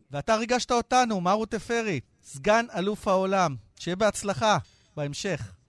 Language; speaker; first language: Hebrew; native; Hebrew